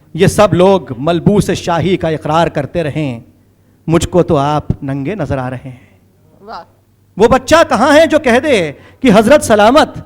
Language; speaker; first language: Urdu; native; Urdu